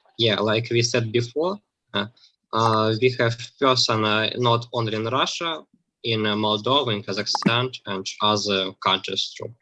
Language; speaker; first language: English; non-native, learner; Russian